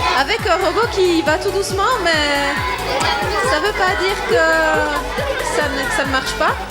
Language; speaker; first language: French; native; French